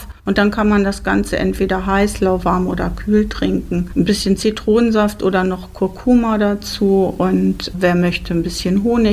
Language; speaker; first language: German; native; German